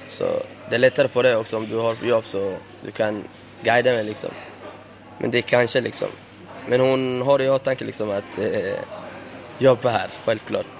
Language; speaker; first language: Swedish; early bilingual, other home language; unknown